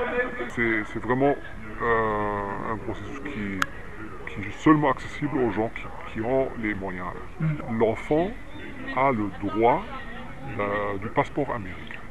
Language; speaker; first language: French; non-native, fluent; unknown